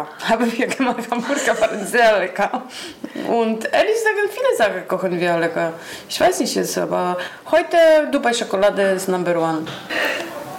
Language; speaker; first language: German; non-native, learner; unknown